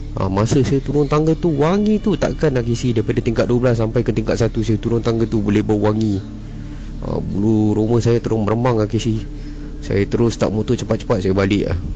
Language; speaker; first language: Malay; native; Malay